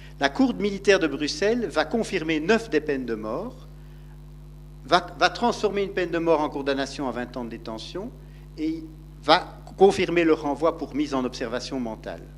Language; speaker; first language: French; native; French